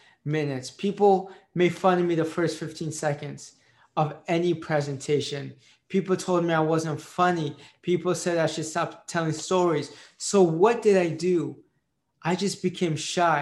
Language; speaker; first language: English; early bilingual, other home language; Marathi